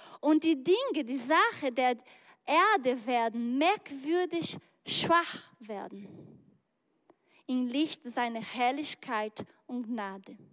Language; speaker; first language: German; non-native, learner; Portuguese